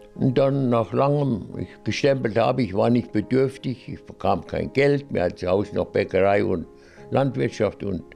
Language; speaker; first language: German; native; German